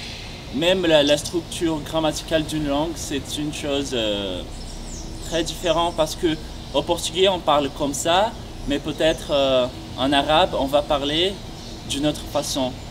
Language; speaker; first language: French; non-native, fluent; Portuguese